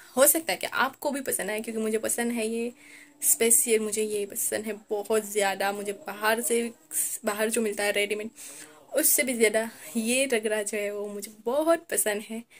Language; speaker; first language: Hindi; non-native, local second language; Gujarati